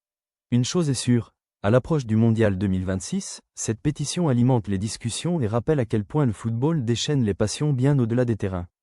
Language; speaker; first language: French; native; French